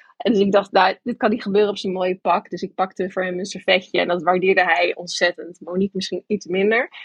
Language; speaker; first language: Dutch; early bilingual, other home language; English